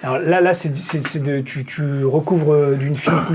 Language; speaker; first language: French; native; French